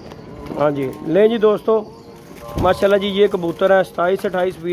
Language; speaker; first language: Hindi; non-native, local second language; Punjabi